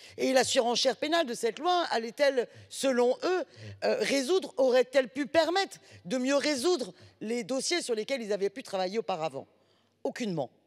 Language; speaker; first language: French; native; French